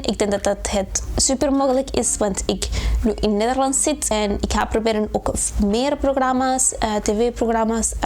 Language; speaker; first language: Dutch; non-native, learner; Spanish